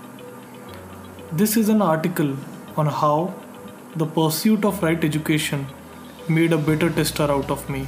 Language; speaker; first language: English; non-native, local second language; Hindi